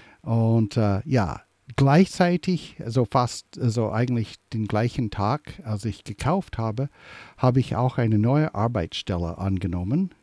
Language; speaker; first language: German; early bilingual, heritage; English